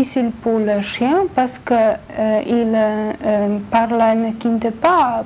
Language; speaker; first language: French; non-native, learner; Polish